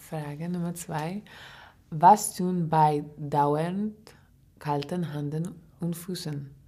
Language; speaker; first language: German; non-native, learner; English